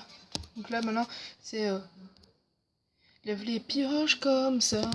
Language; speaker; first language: French; native; French